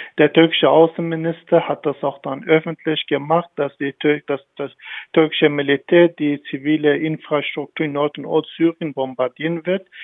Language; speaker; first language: German; non-native, fluent; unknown